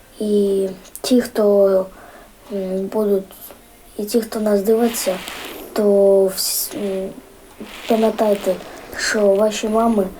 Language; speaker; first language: Ukrainian; non-native, local second language; Russian